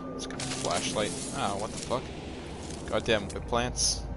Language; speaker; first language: English; native; English